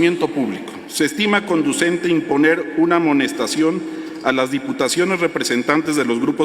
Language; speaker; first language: Spanish; native; Spanish